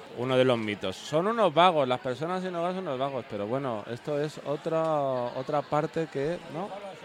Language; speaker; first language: Spanish; native; Spanish